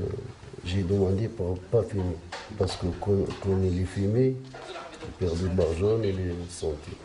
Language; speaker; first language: French; non-native, learner; Arabic